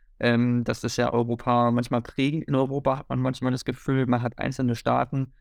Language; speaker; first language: German; native; German